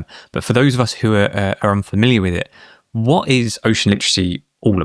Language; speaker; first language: English; native; English